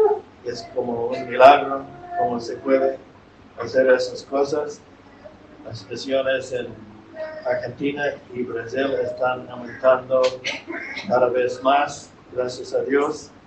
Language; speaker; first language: Spanish; non-native, fluent; English